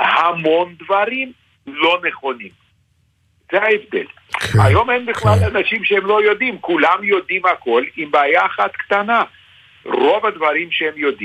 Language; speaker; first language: Hebrew; non-native, fluent; Lithuanian